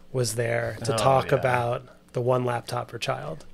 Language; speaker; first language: English; native; English